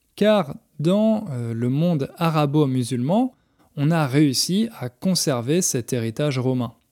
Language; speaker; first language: French; native; French